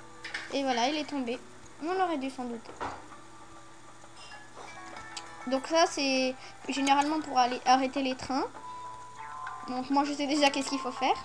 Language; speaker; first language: French; native; French